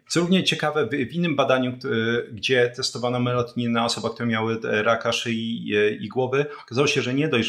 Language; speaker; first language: Polish; native; Polish